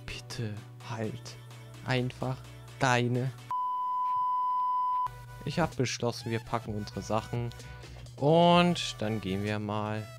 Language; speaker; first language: German; native; German